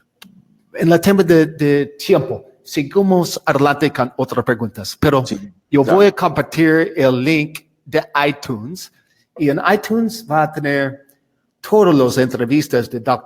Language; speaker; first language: Spanish; non-native, learner; English